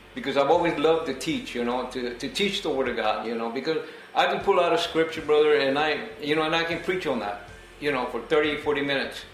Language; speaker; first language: English; early bilingual, other home language; Spanish